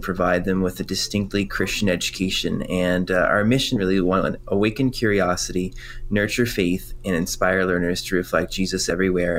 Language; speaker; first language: English; non-native, fluent; French